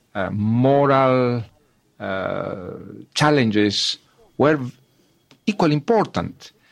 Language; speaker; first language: English; non-native, fluent; Spanish